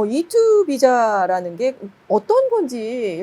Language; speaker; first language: Korean; native; Korean